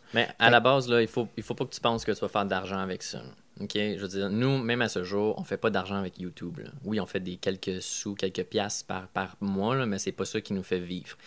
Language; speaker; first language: French; native; French